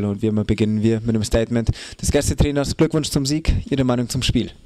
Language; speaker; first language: German; native; German